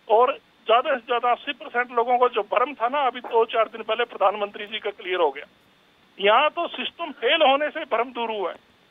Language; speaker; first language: Hindi; native; Hindi